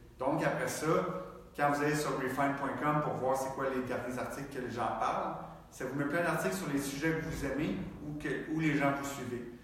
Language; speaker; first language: French; native; French